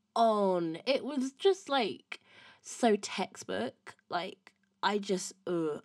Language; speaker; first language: English; native; English